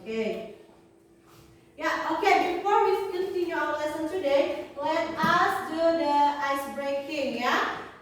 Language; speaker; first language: English; non-native, learner; Indonesian